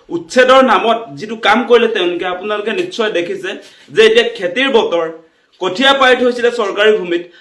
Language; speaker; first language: Assamese; native; Assamese